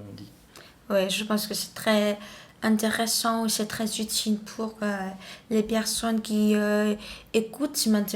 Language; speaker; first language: French; non-native, learner; Vietnamese